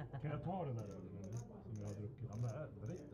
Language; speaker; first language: Swedish; native; Swedish